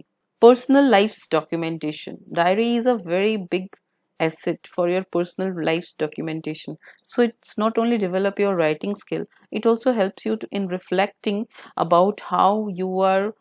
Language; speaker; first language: English; non-native, local second language; Hindi